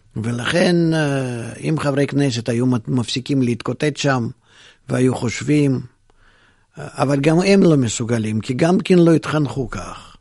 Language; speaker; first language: Hebrew; non-native, fluent; Russian